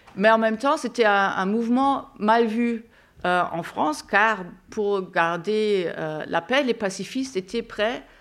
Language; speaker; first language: French; non-native, fluent; German